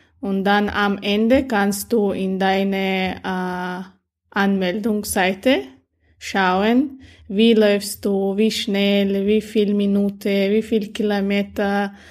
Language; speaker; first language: German; non-native, learner; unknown